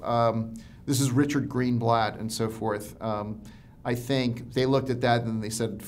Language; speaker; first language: English; native; English